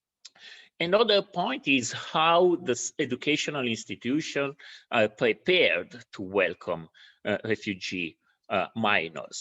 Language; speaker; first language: English; non-native, fluent; Italian